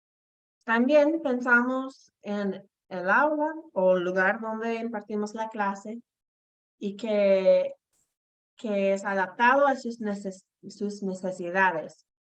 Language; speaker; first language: Spanish; non-native, fluent; English